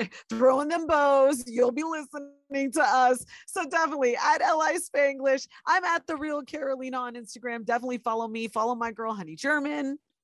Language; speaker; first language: English; early bilingual, other home language; Spanish